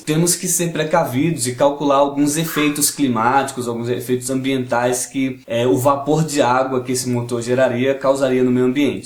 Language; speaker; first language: Portuguese; native; Portuguese